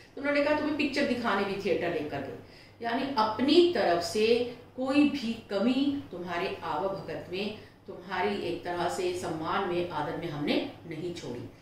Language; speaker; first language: Hindi; native; Hindi